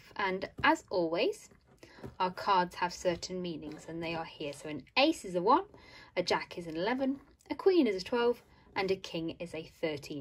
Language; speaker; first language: English; native; English